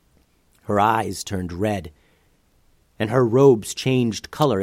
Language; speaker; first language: English; native; English